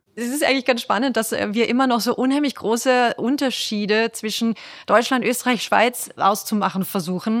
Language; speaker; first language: German; native; German